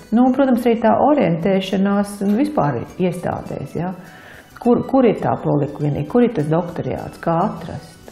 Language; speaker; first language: Latvian; non-native, local second language; Russian